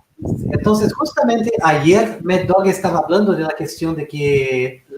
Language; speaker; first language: Spanish; non-native, fluent; Portuguese